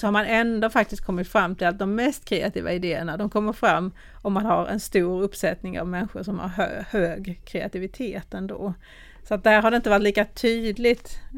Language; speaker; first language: Swedish; native; Swedish